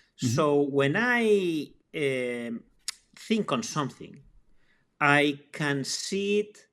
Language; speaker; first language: English; non-native, fluent; Spanish